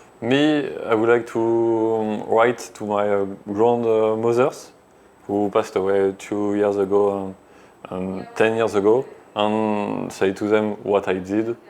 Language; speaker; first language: English; non-native, learner; French